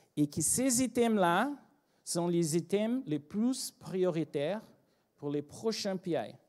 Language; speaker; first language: French; non-native, fluent; Portuguese